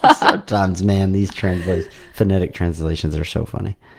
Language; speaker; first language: English; native; English